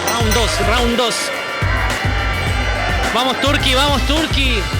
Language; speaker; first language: Spanish; native; Spanish